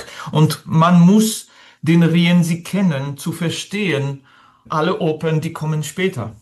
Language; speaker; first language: German; non-native, fluent; French